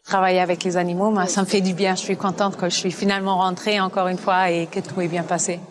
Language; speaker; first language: French; non-native, fluent; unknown